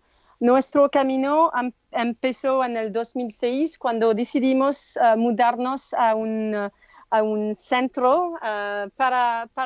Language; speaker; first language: Spanish; non-native, learner; French